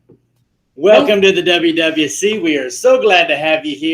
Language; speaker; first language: English; native; English